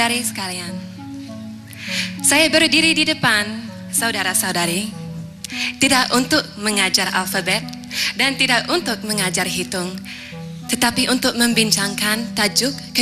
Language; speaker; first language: Malay; non-native, fluent; English